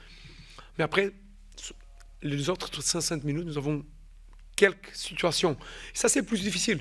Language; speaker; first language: French; non-native, fluent; Portuguese